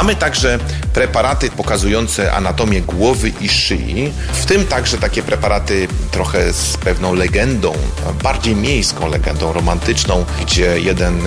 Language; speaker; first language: Polish; native; Polish